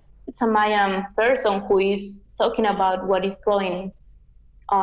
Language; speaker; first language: English; non-native, fluent; Yucateco